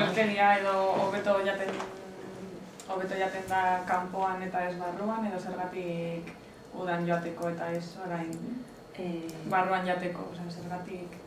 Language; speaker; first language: Basque; non-native, learner; Spanish